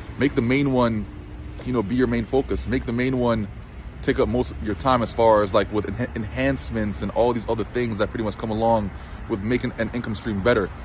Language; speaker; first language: English; native; English